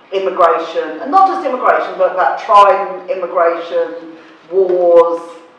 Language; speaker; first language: English; native; English